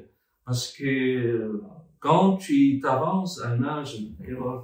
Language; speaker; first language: French; non-native, fluent; Vietnamese